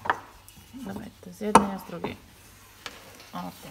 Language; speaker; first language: Polish; native; Polish